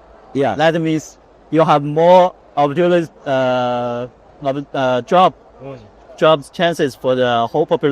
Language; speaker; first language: English; non-native, fluent; Chinese